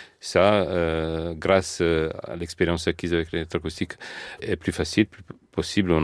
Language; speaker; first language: French; non-native, fluent; Italian